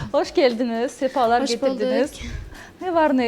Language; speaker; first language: Turkish; non-native, learner; Uzbek